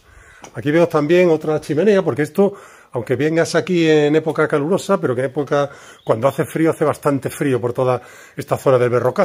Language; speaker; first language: Spanish; native; Spanish